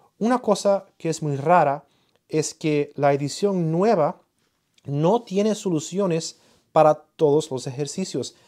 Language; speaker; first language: Spanish; early bilingual, heritage; Spanish